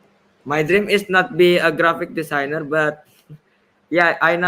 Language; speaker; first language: English; non-native, learner; Indonesian